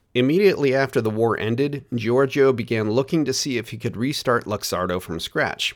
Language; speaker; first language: English; native; English